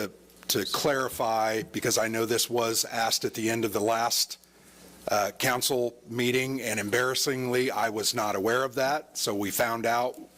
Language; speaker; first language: English; native; English